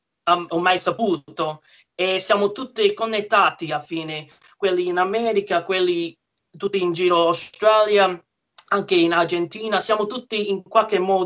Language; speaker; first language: Italian; early bilingual, heritage; English